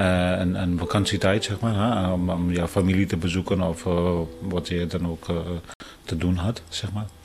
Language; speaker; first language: Dutch; non-native, fluent; Tibetan